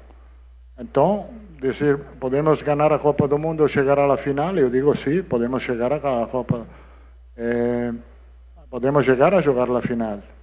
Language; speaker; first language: Portuguese; non-native, learner; Italian